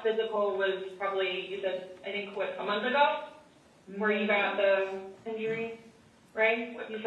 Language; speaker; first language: English; native; English